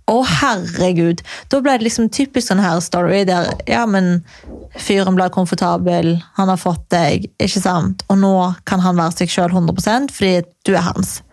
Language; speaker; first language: Norwegian; native; Norwegian